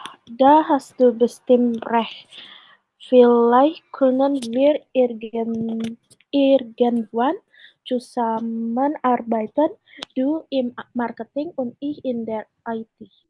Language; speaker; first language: German; non-native, learner; Indonesian